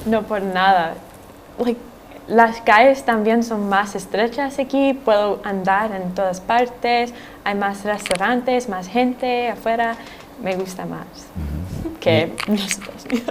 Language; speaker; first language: Spanish; non-native, fluent; English